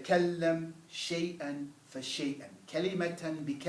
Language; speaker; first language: Arabic; non-native, fluent; English